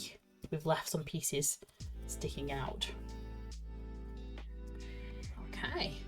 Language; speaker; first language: English; native; English